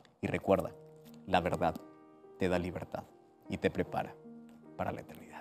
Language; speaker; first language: Spanish; native; Spanish